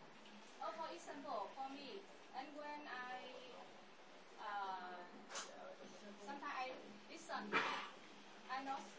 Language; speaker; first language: English; non-native, learner; Vietnamese